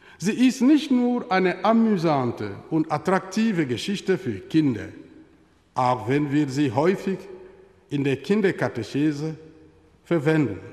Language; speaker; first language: German; non-native, fluent; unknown